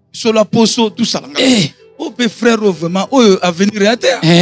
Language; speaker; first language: French; non-native, local second language; Lingala